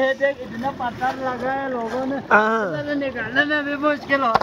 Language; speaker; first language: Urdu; non-native, local second language; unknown